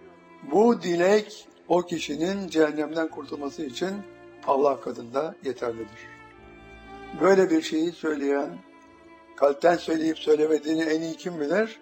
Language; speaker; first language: Turkish; native; Turkish